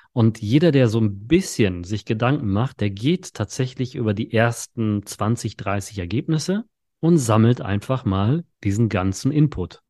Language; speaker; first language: German; early bilingual, other home language; Polish